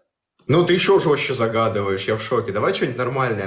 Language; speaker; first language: Russian; native; Russian